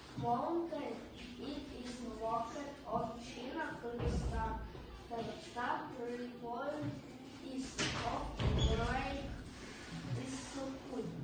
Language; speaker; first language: English; non-native, learner; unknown